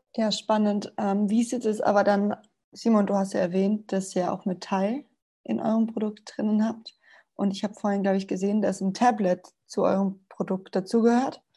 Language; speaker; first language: German; non-native, fluent; Spanish